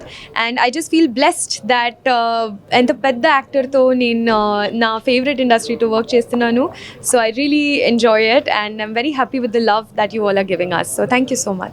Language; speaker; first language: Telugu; non-native, local second language; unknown